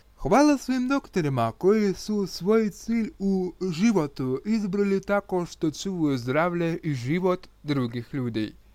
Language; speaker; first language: Croatian; non-native, learner; Russian